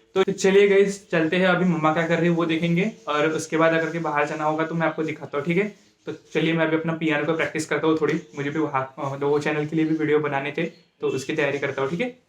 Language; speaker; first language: Hindi; non-native, local second language; Marathi